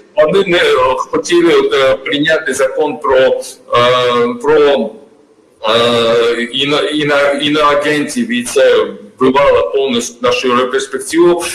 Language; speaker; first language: Ukrainian; non-native, learner; Georgian